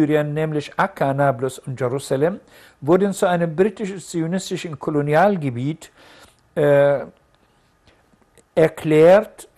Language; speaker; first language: German; non-native, fluent; Arabic